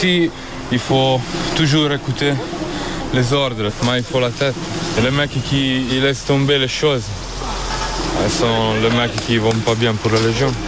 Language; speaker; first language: French; non-native, learner; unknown